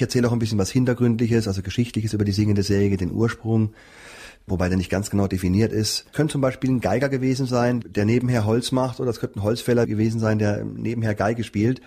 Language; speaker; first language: German; native; German